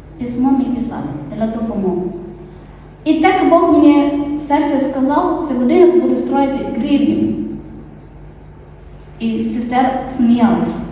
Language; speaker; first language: Ukrainian; non-native, learner; Polish